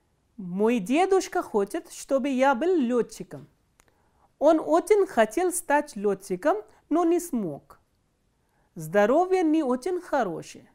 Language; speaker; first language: Russian; non-native, fluent; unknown